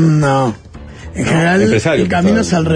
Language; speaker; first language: Spanish; native; Spanish